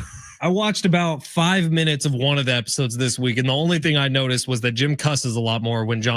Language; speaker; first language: English; native; English